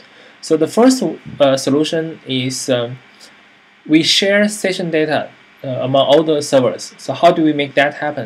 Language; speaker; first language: English; non-native, fluent; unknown